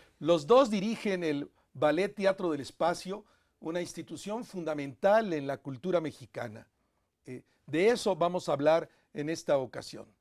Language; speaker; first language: Spanish; native; Spanish